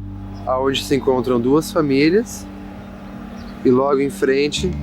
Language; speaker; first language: Portuguese; native; Portuguese